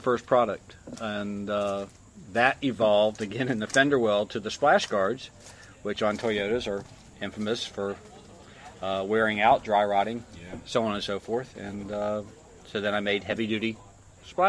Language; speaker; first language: English; native; English